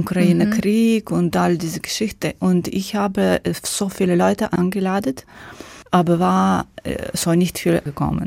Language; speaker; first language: German; non-native, learner; Ukrainian